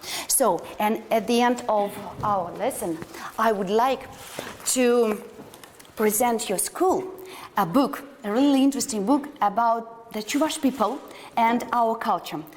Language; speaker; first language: English; non-native, fluent; Russian